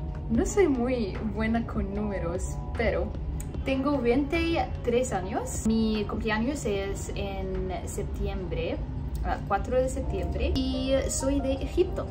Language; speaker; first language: Spanish; non-native, learner; Arabic